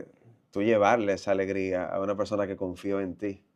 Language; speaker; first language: Spanish; native; Spanish